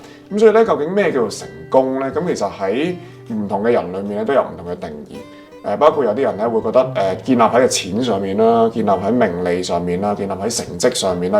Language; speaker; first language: Cantonese; native; Cantonese